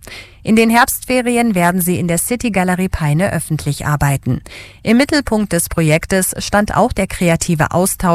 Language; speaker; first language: German; native; German